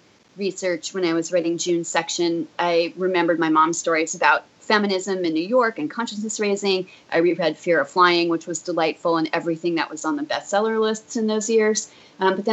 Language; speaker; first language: English; native; English